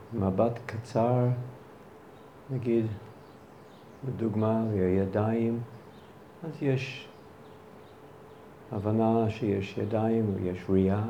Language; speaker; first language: Hebrew; non-native, fluent; English